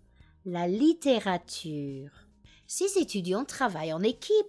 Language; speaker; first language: French; non-native, fluent; English